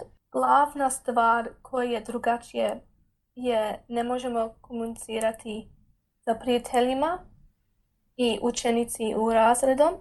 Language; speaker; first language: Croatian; early bilingual, heritage; Croatian